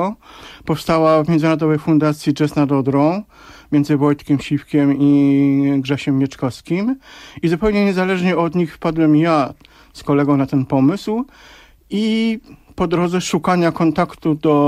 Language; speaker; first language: Polish; native; Polish